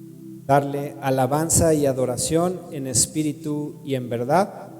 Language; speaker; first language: Spanish; native; Spanish